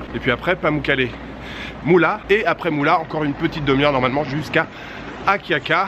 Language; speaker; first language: French; native; French